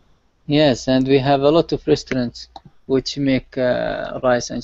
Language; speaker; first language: English; non-native, learner; Arabic